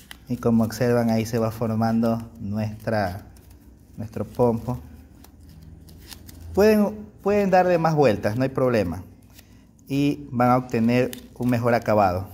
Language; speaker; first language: Spanish; native; Spanish